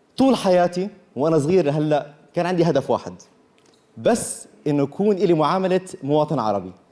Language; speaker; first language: Arabic; early bilingual, other home language; Korean